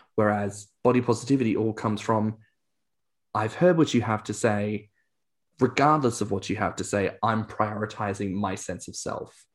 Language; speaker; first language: English; native; English